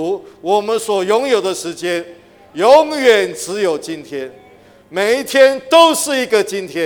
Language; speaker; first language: Chinese; native; Chinese